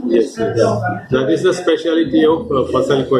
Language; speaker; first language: English; non-native, local second language; Malayalam